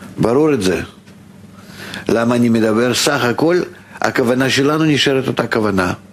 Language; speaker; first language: Hebrew; non-native, fluent; Russian